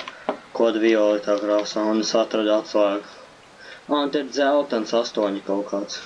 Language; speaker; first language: Latvian; native; Latvian